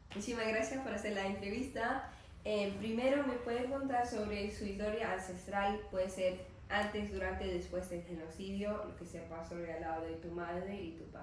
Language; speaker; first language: Spanish; non-native, learner; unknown